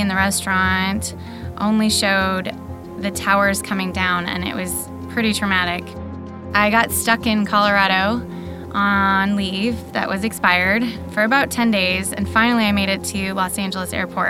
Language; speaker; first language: English; native; English